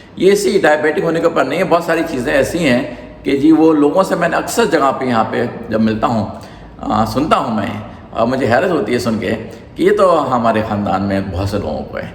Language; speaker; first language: Urdu; native; Urdu